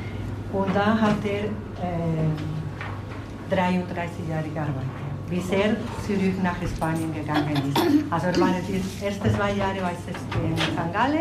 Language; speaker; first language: German; non-native, learner; Spanish